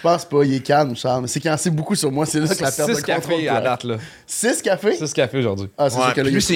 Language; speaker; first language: French; native; French